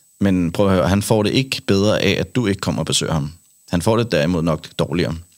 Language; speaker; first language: Danish; native; Danish